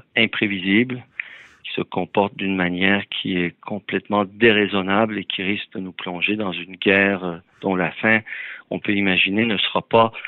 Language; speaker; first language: French; early bilingual, other home language; Persian